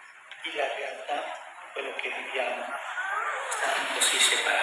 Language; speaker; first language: Italian; non-native, fluent; Spanish